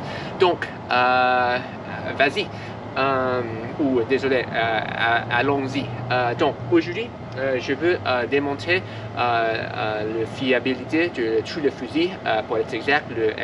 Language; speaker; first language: French; non-native, learner; English